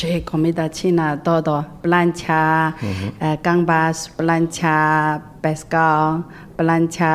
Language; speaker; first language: Spanish; non-native, learner; Chinese